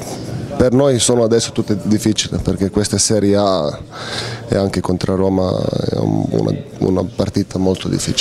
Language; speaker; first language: Italian; non-native, fluent; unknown